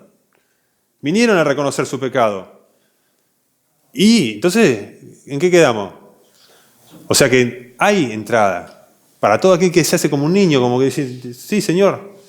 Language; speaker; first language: Spanish; native; Spanish